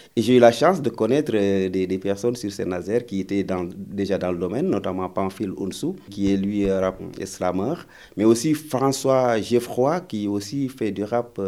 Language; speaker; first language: French; non-native, local second language; Wolof